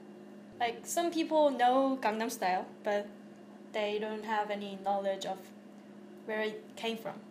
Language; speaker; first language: English; non-native, fluent; Korean